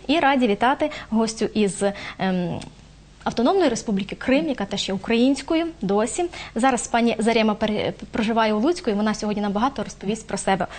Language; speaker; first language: Ukrainian; native; Ukrainian